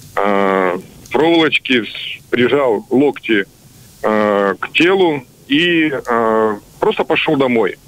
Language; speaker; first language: Russian; native; Russian